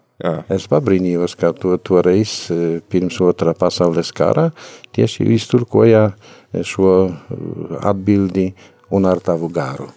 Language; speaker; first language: Latvian; non-native, fluent; Polish